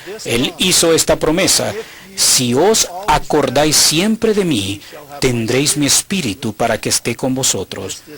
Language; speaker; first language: Spanish; native; Spanish